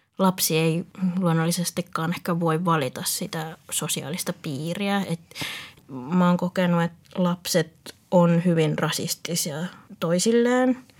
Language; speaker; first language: Finnish; early bilingual, other home language; Vietnamese